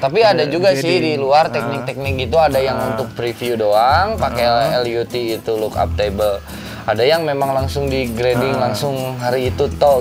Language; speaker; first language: Indonesian; native; Indonesian